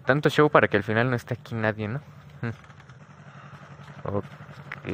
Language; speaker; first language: Spanish; native; Spanish